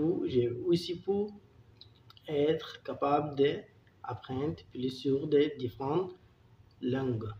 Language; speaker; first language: French; non-native, learner; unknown